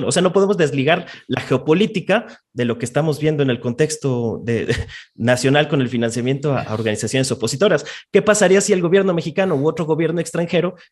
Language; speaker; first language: Spanish; native; Spanish